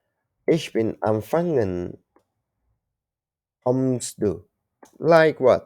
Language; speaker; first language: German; non-native, learner; Turkish